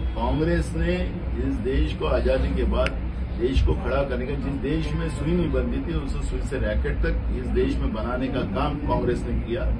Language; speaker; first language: Hindi; non-native, local second language; Marathi